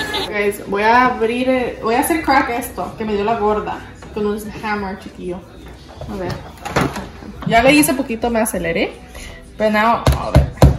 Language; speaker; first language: Spanish; early bilingual, heritage; Spanish